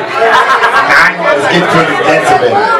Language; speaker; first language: German; non-native, learner; Spanish